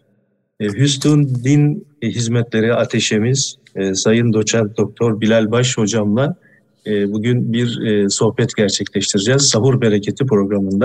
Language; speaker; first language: Turkish; native; Turkish